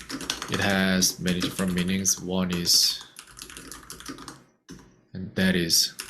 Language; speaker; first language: English; non-native, fluent; Korean